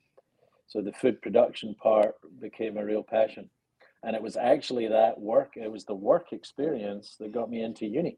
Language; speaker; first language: English; native; English